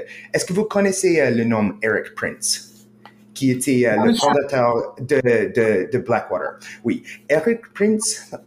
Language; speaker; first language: French; non-native, fluent; English